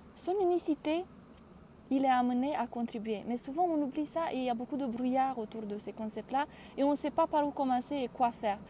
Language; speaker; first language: French; non-native, fluent; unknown